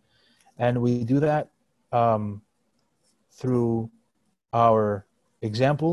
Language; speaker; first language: English; native; English